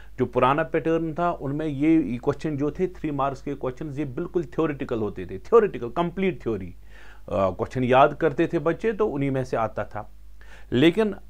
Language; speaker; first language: Hindi; non-native, local second language; Kashmiri